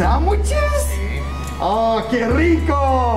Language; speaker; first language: Spanish; non-native, learner; English